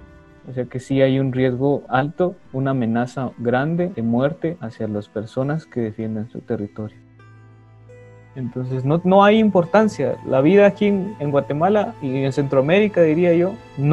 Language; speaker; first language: Spanish; native; Spanish